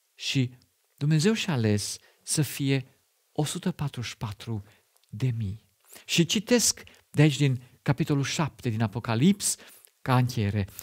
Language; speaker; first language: Romanian; non-native, fluent; German